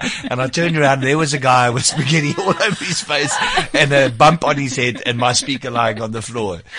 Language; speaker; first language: English; native; English